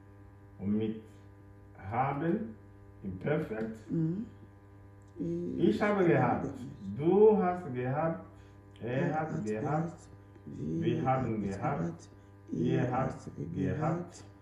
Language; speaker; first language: German; non-native, fluent; French